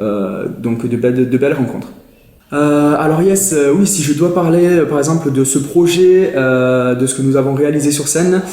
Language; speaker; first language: French; native; French